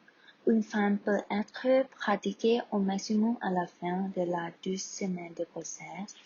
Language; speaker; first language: French; non-native, learner; Thai